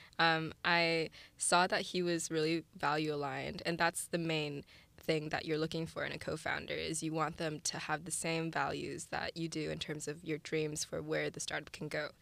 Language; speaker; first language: English; early bilingual, other home language; Chinese